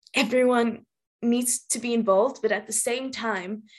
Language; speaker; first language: English; native; English